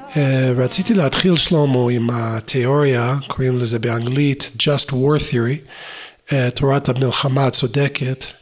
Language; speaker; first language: Hebrew; non-native, fluent; English